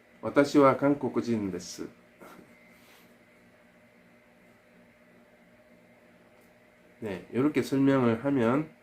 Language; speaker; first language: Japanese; non-native, learner; Korean